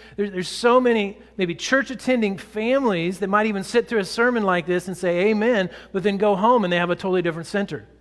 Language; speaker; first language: English; native; English